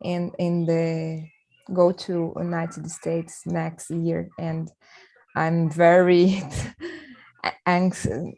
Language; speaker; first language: English; non-native, learner; Portuguese